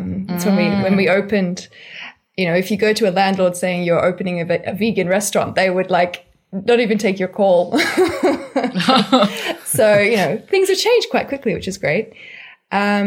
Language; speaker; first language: English; native; English